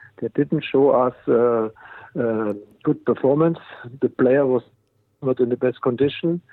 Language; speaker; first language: English; non-native, fluent; German